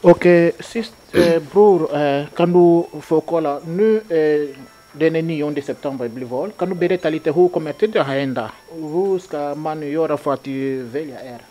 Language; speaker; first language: Swedish; non-native, learner; Lingala